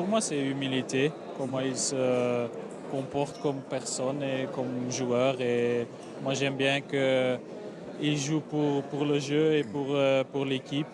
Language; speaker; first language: French; non-native, local second language; Dutch